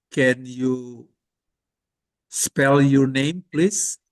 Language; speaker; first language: English; non-native, fluent; Indonesian